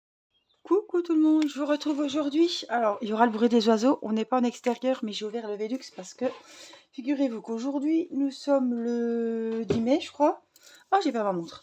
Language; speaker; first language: French; native; French